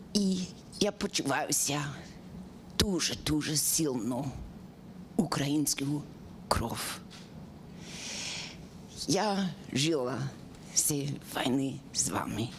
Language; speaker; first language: Ukrainian; non-native, learner; English